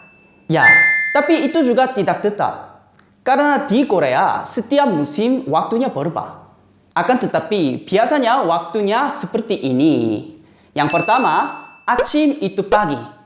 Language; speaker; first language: Indonesian; non-native, fluent; Korean